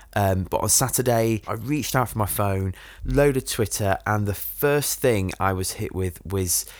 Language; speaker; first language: English; native; English